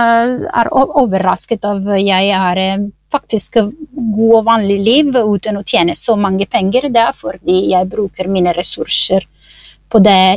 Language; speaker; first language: Norwegian; non-native, fluent; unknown